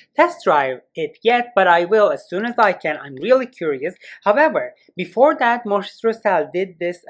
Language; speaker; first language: English; non-native, fluent; Turkish